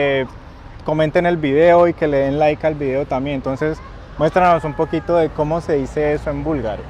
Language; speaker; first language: Spanish; native; Spanish